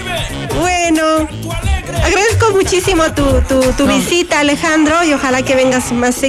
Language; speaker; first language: Spanish; native; Spanish